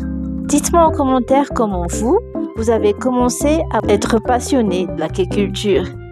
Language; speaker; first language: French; non-native, local second language; Malagasy